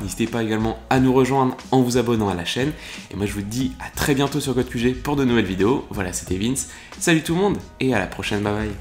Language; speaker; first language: French; native; French